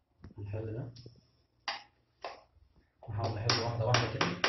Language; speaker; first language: Arabic; native; Arabic